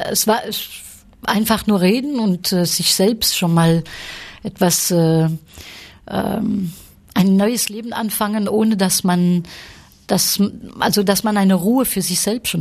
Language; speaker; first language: German; early bilingual, heritage; French